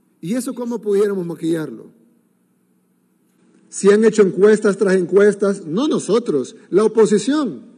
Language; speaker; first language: Spanish; native; Spanish